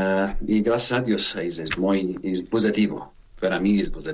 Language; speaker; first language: Spanish; non-native, learner; Arabic